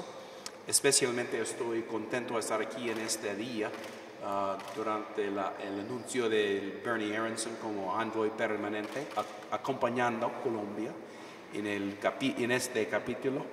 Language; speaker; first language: Spanish; non-native, fluent; English